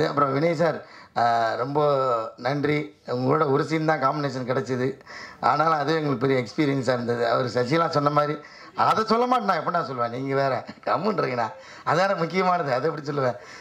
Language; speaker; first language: Tamil; native; Tamil